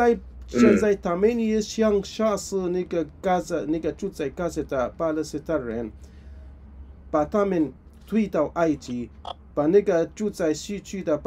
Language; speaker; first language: Chinese; non-native, fluent; Arabic